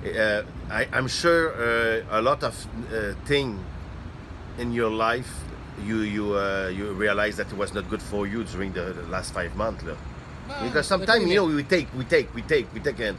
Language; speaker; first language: English; non-native, learner; French